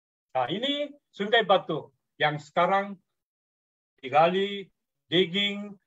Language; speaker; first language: Malay; non-native, local second language; Tamil